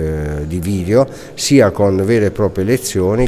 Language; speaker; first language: Italian; native; Italian